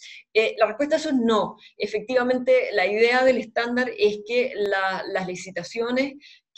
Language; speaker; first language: Spanish; native; Spanish